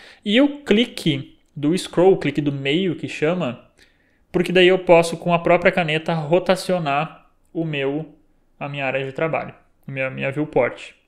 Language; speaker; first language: Portuguese; native; Portuguese